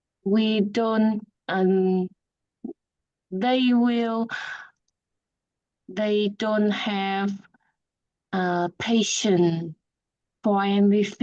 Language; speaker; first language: English; non-native, learner; Vietnamese